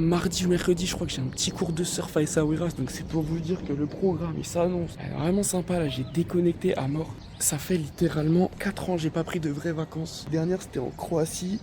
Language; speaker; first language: French; native; French